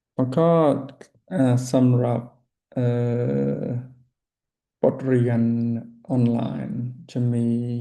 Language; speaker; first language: Thai; non-native, learner; English